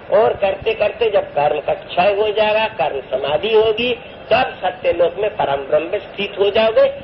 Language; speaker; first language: Hindi; non-native, local second language; Bangla